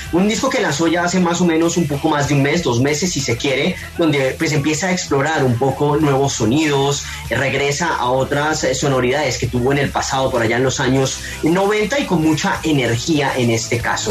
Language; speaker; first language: Spanish; native; Spanish